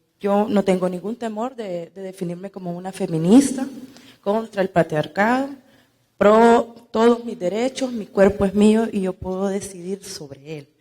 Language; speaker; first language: Spanish; native; Spanish